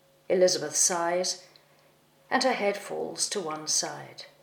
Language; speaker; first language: English; native; English